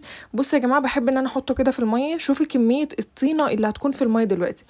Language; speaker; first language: Arabic; native; Arabic